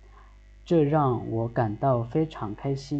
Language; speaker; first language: Chinese; non-native, fluent; Lao